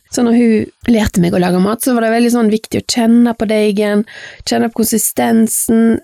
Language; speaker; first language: Norwegian; native; Norwegian